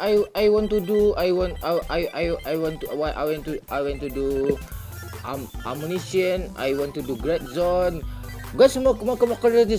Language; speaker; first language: English; non-native, learner; Indonesian